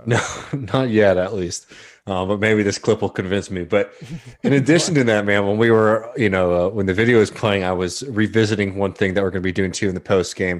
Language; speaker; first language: English; native; English